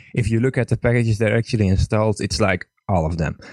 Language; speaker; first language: English; non-native, fluent; Estonian